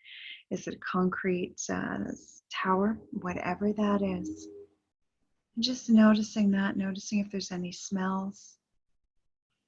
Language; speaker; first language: English; native; English